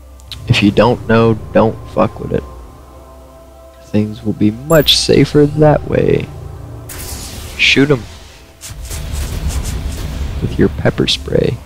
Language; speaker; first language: English; native; English